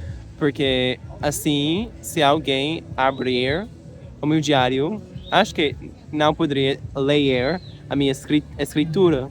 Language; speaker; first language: Portuguese; non-native, learner; English